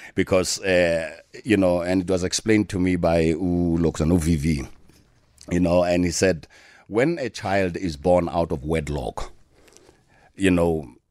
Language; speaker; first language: English; non-native, local second language; Tswana